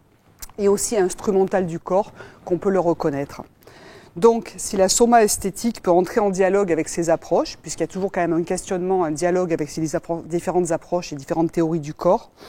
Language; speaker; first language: French; native; French